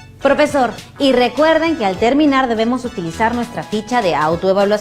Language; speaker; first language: Spanish; native; Spanish